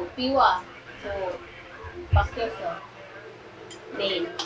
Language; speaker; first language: Korean; non-native, learner; Filipino